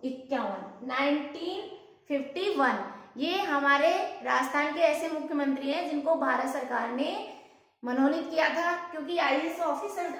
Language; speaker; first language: Hindi; native; Hindi